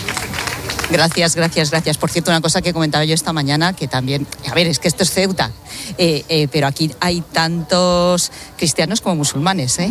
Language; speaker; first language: Spanish; native; Spanish